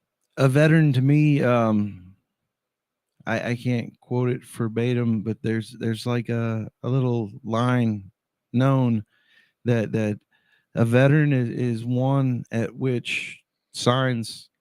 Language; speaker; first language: English; native; English